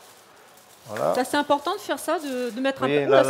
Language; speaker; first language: French; native; French